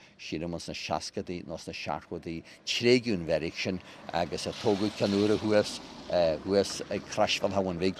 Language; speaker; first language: Irish; native; Irish